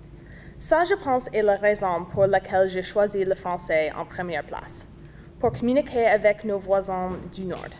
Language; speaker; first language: French; non-native, learner; English